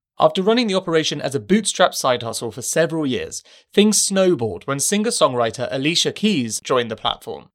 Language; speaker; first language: English; native; English